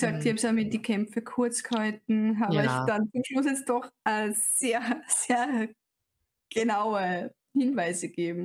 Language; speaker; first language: German; native; German